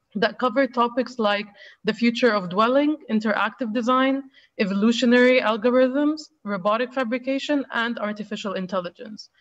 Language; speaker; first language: English; non-native, fluent; Arabic